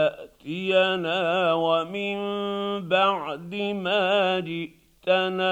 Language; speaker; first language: Arabic; native; Arabic